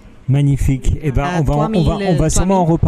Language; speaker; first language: French; native; French